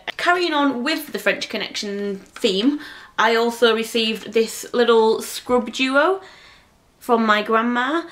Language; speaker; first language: English; native; English